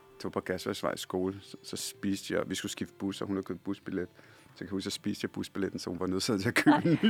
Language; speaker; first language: Danish; early bilingual, other home language; Punjabi